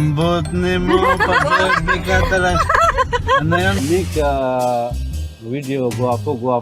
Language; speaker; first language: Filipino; non-native, learner; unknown